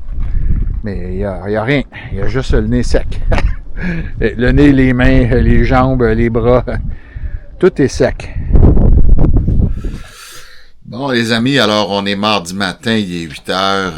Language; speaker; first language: French; native; French